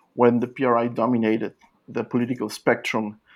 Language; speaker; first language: English; non-native, fluent; Spanish